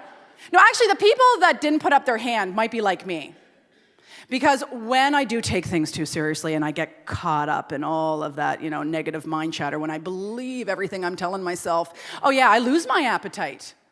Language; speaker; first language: English; native; English